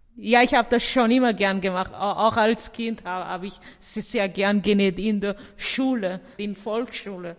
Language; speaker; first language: German; early bilingual, other home language; Persian